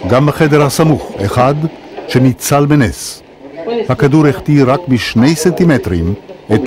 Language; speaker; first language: Hebrew; native; Hebrew